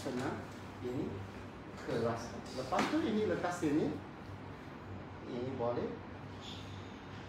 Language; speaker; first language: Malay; non-native, local second language; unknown